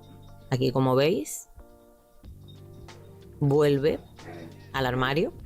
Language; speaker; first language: Spanish; native; Spanish